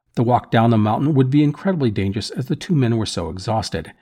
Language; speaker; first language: English; native; English